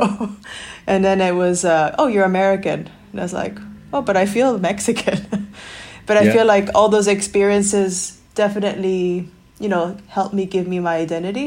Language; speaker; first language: English; native; English